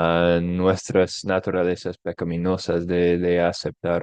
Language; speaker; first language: Spanish; non-native, fluent; English